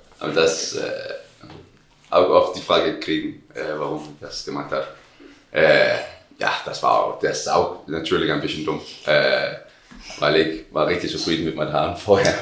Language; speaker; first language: German; non-native, learner; Danish